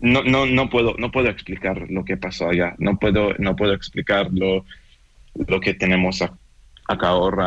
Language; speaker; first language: Spanish; non-native, fluent; Hebrew